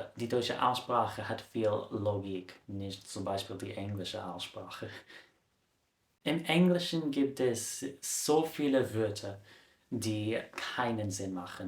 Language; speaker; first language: German; non-native, fluent; English